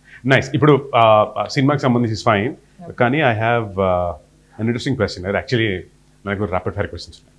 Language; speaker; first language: Telugu; native; Telugu